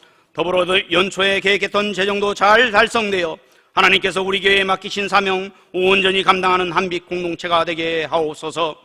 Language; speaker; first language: Korean; native; Korean